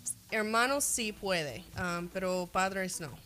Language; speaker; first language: Spanish; non-native, fluent; English